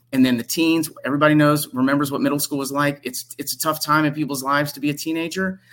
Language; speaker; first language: English; native; English